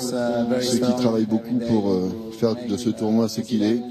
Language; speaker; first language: French; native; French